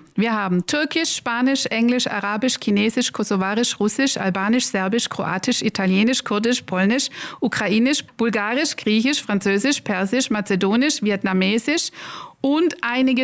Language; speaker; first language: German; native; German